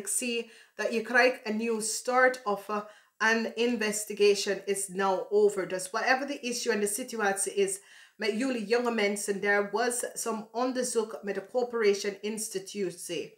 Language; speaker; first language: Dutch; non-native, learner; English